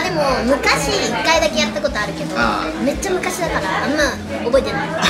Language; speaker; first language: Japanese; native; Japanese